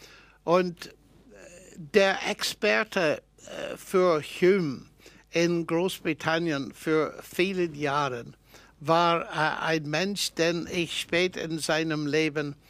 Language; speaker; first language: German; non-native, fluent; English